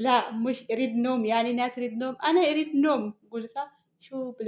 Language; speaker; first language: Arabic; non-native, learner; Oromo